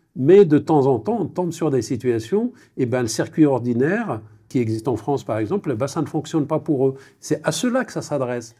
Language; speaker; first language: French; non-native, local second language; Kabyle